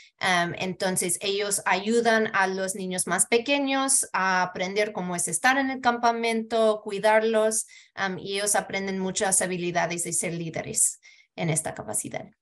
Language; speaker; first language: Spanish; early bilingual, heritage; Spanish